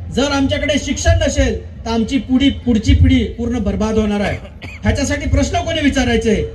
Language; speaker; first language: Marathi; native; Marathi